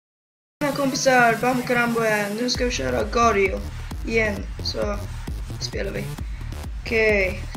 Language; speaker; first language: Swedish; early bilingual, other home language; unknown